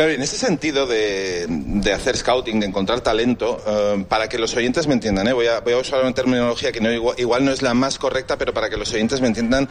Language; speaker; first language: Spanish; native; Spanish